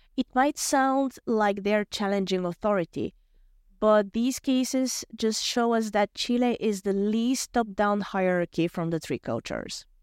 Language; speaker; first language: English; non-native, fluent; Bulgarian